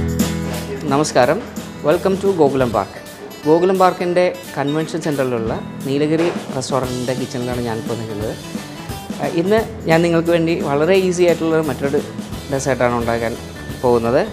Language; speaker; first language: Malayalam; native; Malayalam